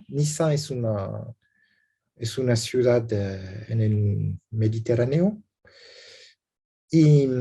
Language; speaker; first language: Spanish; non-native, learner; French